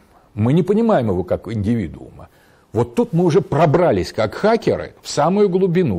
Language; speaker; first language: Russian; native; Russian